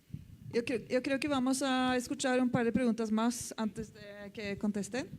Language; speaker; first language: Spanish; non-native, fluent; Norwegian